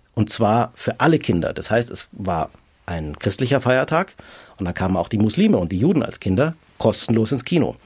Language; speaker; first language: German; native; German